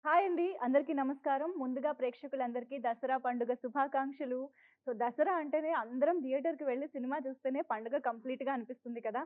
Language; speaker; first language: Telugu; native; Telugu